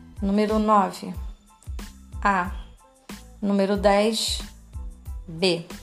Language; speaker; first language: Spanish; non-native, fluent; Portuguese